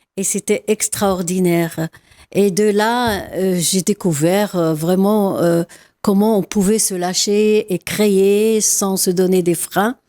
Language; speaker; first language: French; non-native, local second language; Arabic